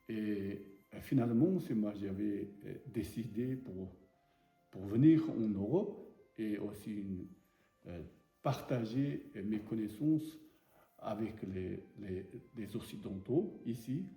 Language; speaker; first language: French; non-native, learner; Tibetan